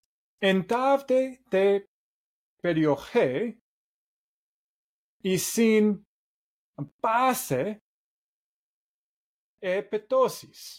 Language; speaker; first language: Greek; non-native, learner; English